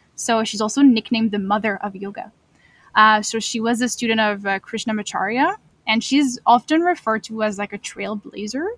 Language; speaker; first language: English; non-native, fluent; French